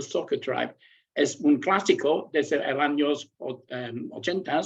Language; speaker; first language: Spanish; non-native, learner; English